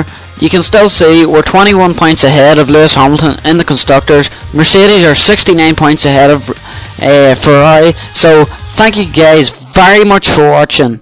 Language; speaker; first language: English; native; English